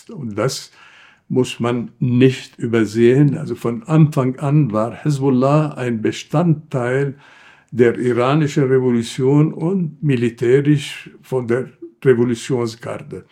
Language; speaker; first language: German; non-native, fluent; Arabic